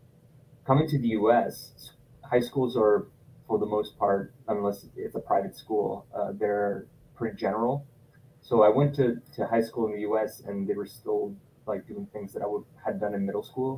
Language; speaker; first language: English; non-native, fluent; Italian